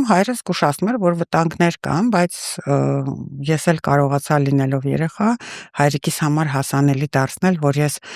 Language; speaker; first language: Armenian; early bilingual, heritage; Russian